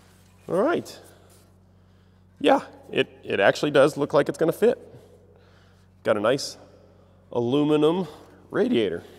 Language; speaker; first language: English; native; English